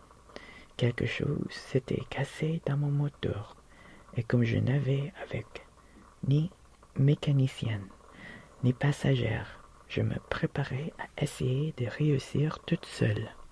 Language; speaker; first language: French; non-native, learner; Filipino